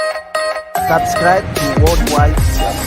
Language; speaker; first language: English; native; English